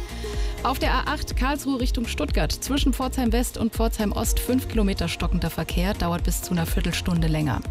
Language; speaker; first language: German; native; German